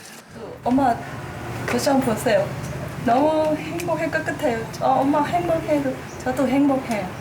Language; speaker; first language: Korean; non-native, learner; Thai